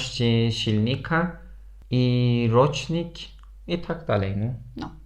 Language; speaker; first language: Polish; non-native, fluent; Turkish